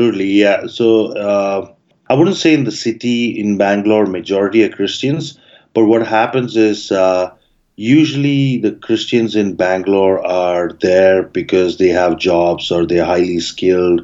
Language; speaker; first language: English; non-native, local second language; Malayalam